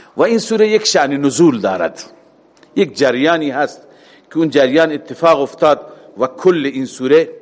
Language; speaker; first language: Persian; native; Persian